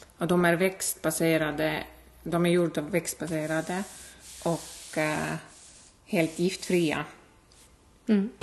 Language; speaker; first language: Swedish; non-native, fluent; Estonian